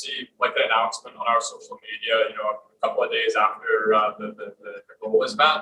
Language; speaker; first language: English; native; English